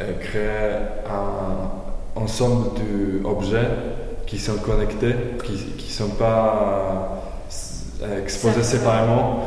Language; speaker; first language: French; non-native, learner; Polish